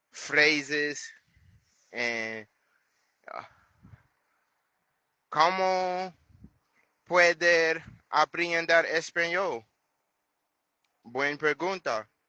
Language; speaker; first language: Spanish; non-native, learner; English